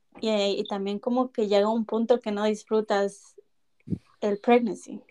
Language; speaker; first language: Spanish; early bilingual, heritage; Spanish